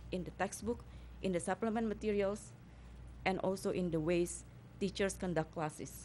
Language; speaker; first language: English; non-native, fluent; Indonesian